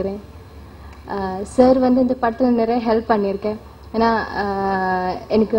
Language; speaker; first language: Tamil; non-native, learner; Malayalam